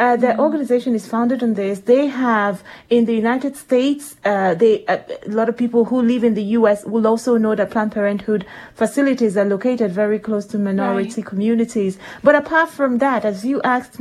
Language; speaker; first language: English; non-native, local second language; Igbo